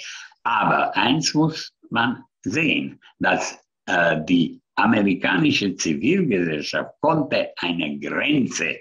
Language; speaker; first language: German; non-native, fluent; Hungarian